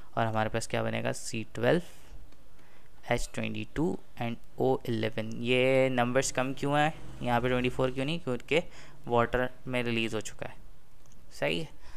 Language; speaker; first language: Urdu; native; Urdu